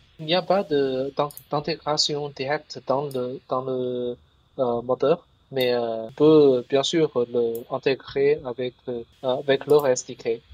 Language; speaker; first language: French; non-native, learner; Chinese